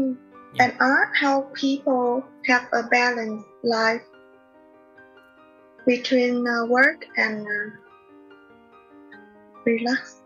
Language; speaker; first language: English; non-native, learner; Vietnamese